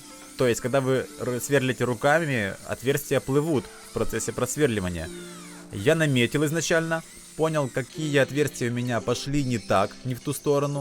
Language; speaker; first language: Russian; native; Russian